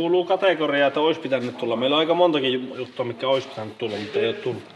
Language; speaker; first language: Finnish; native; Finnish